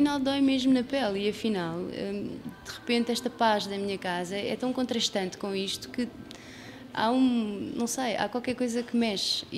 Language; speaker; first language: Portuguese; native; Portuguese